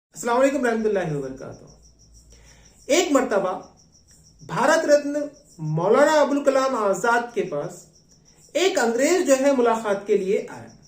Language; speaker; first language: Hindi; native; Hindi